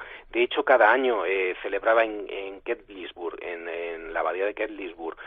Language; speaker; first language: Spanish; native; Spanish